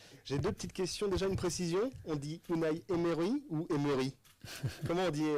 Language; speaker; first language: French; native; French